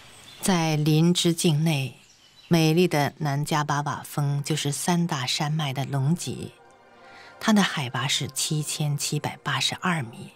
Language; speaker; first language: Chinese; native; Chinese